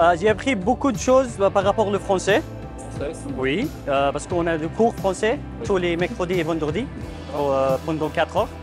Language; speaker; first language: French; non-native, learner; Arabic